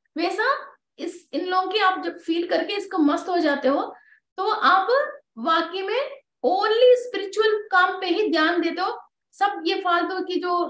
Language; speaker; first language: Hindi; non-native, local second language; Telugu